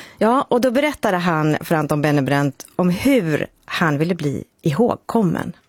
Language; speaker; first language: Swedish; native; Swedish